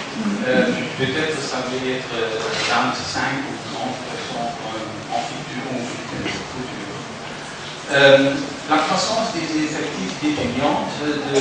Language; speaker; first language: French; non-native, fluent; German